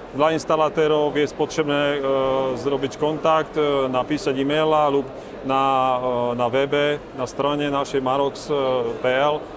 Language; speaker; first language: Polish; non-native, learner; Slovak